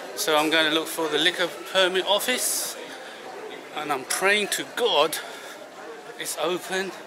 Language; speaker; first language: English; native; English